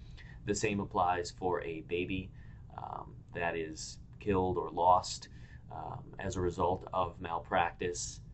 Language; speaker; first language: English; native; English